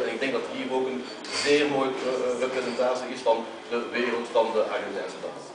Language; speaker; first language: Dutch; native; Dutch